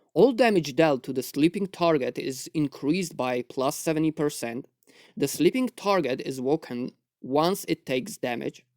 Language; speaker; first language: English; non-native, fluent; Polish